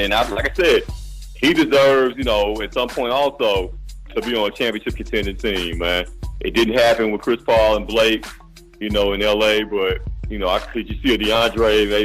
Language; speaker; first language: English; native; English